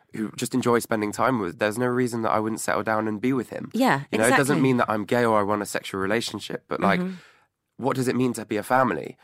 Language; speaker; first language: English; native; English